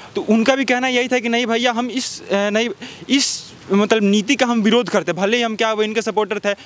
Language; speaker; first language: Hindi; native; Hindi